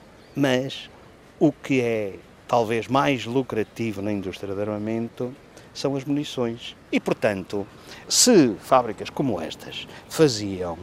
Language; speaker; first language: Portuguese; native; Portuguese